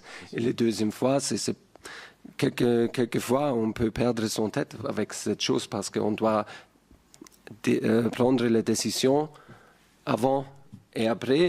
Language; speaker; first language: French; non-native, fluent; German